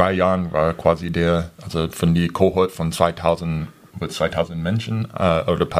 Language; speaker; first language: German; non-native, fluent; English